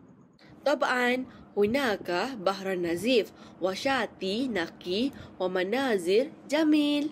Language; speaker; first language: Arabic; non-native, learner; Malay